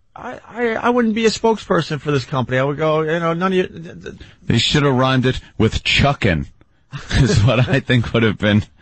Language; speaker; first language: English; native; English